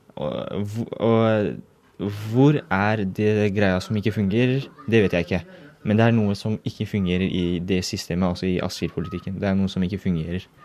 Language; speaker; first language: Norwegian; early bilingual, other home language; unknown